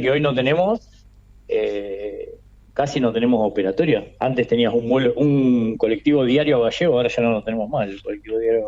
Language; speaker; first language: Spanish; native; Spanish